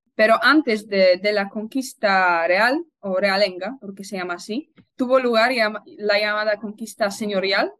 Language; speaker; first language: Spanish; non-native, fluent; Polish